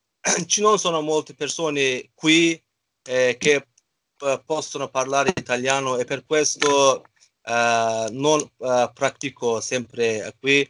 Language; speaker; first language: Italian; non-native, learner; Azerbaijani